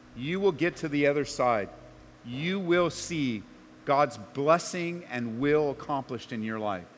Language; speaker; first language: English; native; English